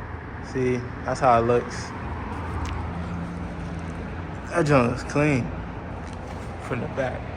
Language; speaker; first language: English; native; English